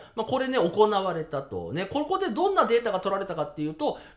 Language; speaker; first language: Japanese; native; Japanese